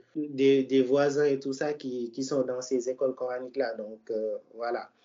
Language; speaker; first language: French; non-native, local second language; Wolof